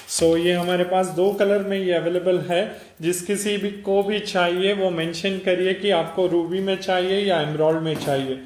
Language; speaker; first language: Hindi; non-native, local second language; Telugu